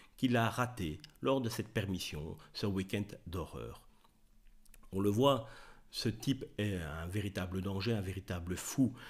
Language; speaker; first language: French; native; French